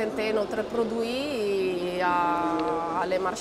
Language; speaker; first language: French; non-native, learner; Italian